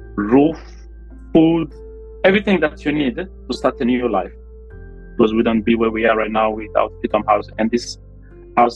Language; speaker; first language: English; non-native, learner; Rundi